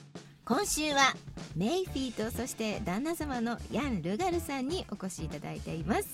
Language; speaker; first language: Japanese; native; Japanese